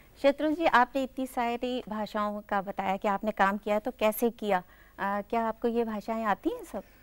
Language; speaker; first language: Hindi; native; Hindi